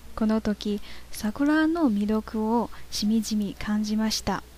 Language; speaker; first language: Japanese; non-native, fluent; Chinese